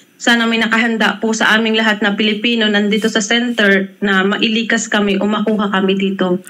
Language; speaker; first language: Filipino; native; Filipino